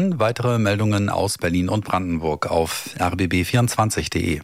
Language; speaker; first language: German; native; German